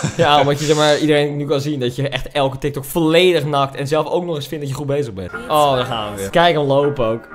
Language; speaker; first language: Dutch; native; Dutch